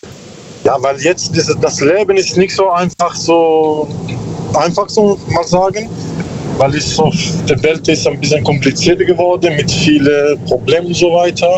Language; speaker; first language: German; non-native, learner; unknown